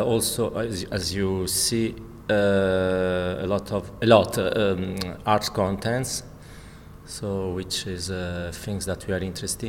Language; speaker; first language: English; non-native, fluent; Italian